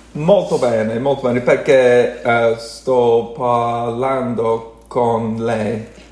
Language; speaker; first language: Italian; non-native, learner; English